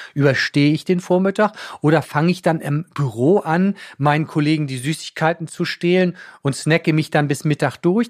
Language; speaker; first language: German; native; German